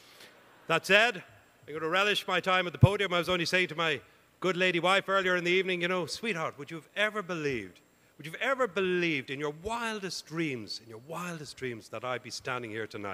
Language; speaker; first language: English; native; English